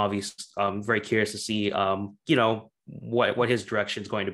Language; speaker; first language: English; native; English